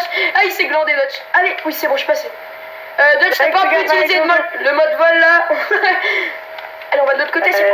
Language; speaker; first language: French; native; French